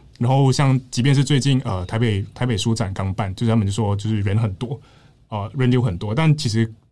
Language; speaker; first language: Chinese; native; Chinese